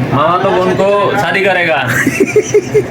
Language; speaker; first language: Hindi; non-native, learner; Bangla